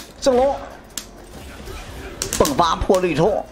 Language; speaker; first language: Chinese; native; Chinese